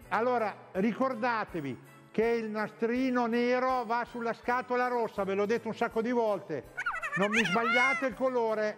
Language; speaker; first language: Italian; native; Italian